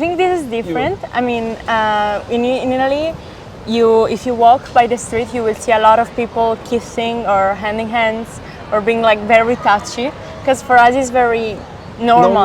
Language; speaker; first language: English; non-native, fluent; Italian